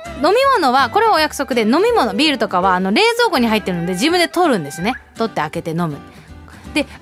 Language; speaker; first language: Japanese; early bilingual, heritage; Japanese